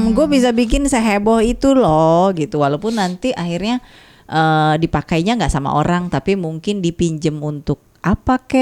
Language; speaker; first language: Indonesian; native; Indonesian